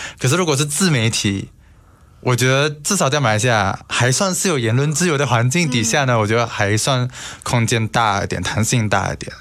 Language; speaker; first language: Chinese; native; Chinese